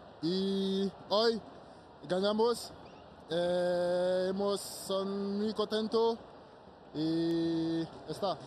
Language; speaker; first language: Spanish; non-native, learner; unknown